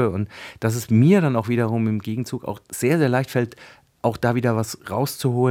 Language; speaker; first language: German; native; German